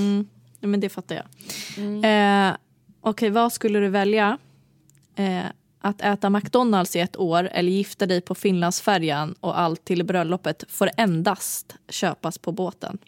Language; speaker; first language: Swedish; native; Swedish